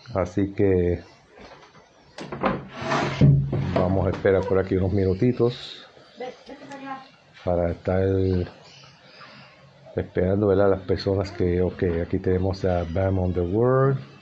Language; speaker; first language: Spanish; native; Spanish